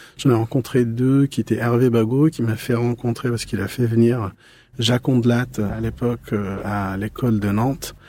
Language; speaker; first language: French; non-native, local second language; Arabic